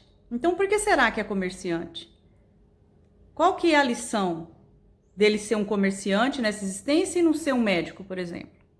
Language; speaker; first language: Portuguese; native; Portuguese